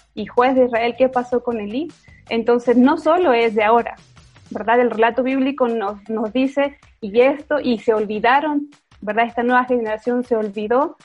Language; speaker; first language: Spanish; native; Spanish